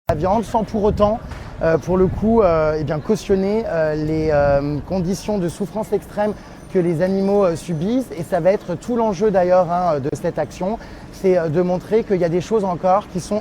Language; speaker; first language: French; native; French